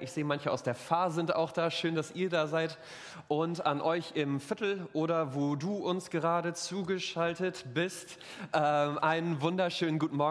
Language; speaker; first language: German; native; German